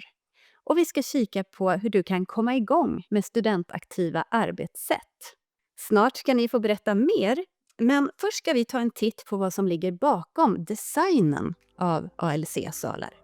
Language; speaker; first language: Swedish; native; Swedish